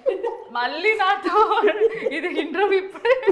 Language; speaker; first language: Telugu; non-native, learner; Malayalam